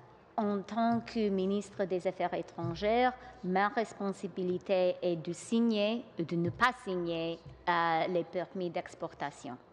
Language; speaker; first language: French; non-native, local second language; English